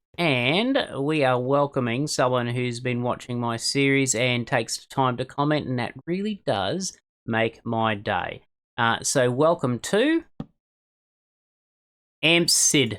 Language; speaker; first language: English; native; English